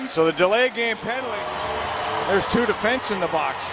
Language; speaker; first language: English; native; English